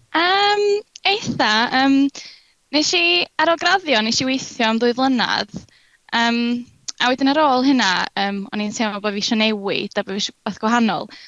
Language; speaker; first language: Welsh; native; Welsh